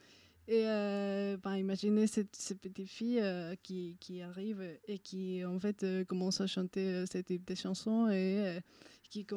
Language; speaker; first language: French; non-native, fluent; Spanish